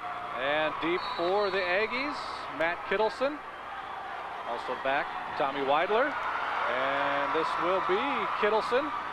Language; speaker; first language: English; native; English